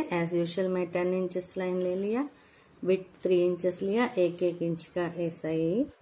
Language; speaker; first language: Hindi; non-native, local second language; Telugu